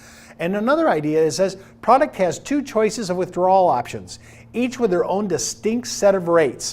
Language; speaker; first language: English; native; English